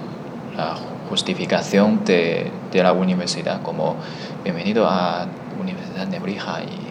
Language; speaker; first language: Spanish; non-native, learner; Chinese